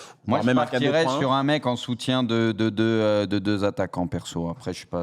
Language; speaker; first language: French; native; French